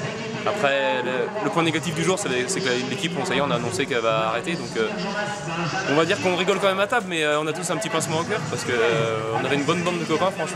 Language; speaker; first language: French; native; French